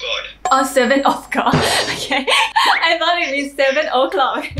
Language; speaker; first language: English; non-native, fluent; Thai